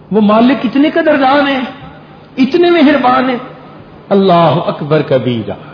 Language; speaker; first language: Urdu; non-native, local second language; Punjabi